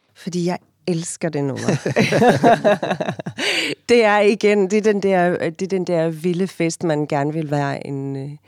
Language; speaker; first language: Danish; non-native, fluent; Afrikaans